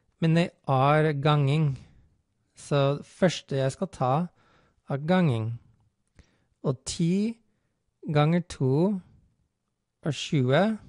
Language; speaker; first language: Norwegian; non-native, fluent; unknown